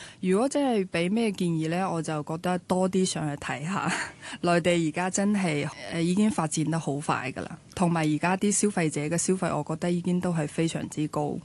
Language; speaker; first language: Cantonese; early bilingual, other home language; Chinese